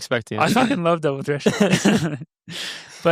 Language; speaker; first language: English; native; English